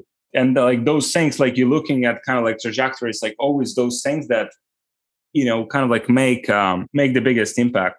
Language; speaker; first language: English; non-native, fluent; Ukrainian